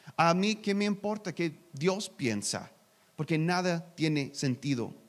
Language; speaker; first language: Spanish; non-native, learner; English